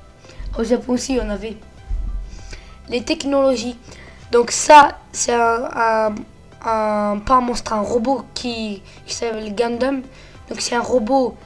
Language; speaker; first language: French; early bilingual, other home language; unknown